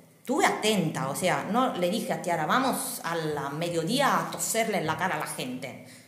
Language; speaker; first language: Spanish; non-native, fluent; Italian